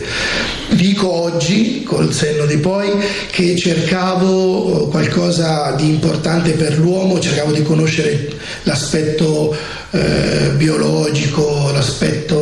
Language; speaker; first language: Italian; native; Italian